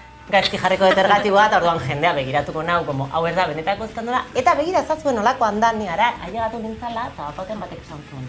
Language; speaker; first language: Basque; non-native, local second language; Spanish